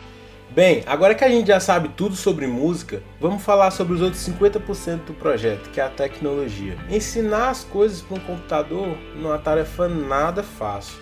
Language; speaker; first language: Portuguese; native; Portuguese